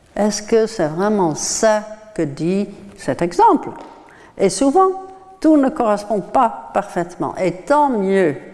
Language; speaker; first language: French; non-native, fluent; Dutch